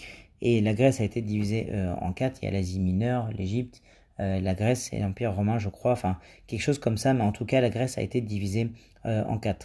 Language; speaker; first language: French; native; French